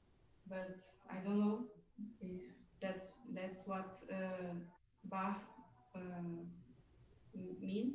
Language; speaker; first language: English; non-native, learner; Portuguese